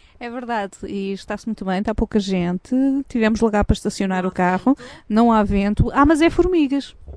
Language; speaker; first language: Portuguese; native; Portuguese